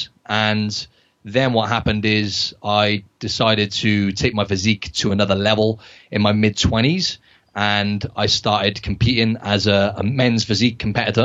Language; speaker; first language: English; native; English